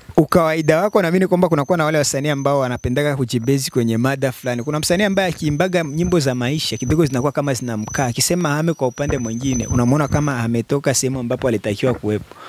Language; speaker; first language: Swahili; native; Swahili